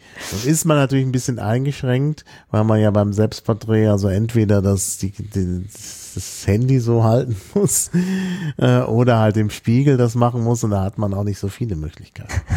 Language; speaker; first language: German; native; German